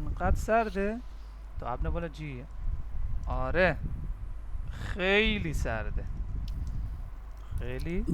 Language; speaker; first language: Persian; non-native, fluent; Urdu